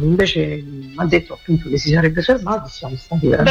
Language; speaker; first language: Italian; native; Italian